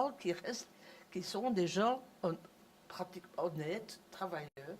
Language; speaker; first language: French; non-native, local second language; Dutch